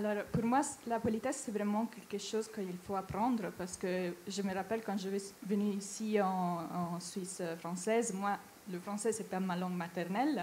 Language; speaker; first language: French; non-native, fluent; German